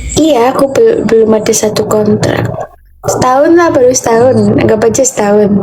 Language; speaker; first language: Indonesian; non-native, local second language; Javanese